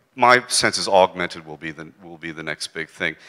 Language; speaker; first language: English; native; English